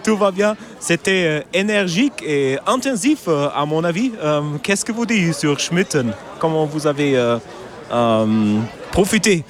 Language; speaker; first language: French; non-native, learner; German